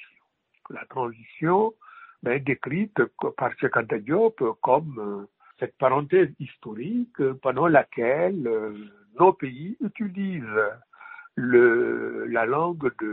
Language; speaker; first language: French; non-native, local second language; Wolof